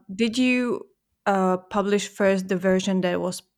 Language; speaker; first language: English; non-native, fluent; Czech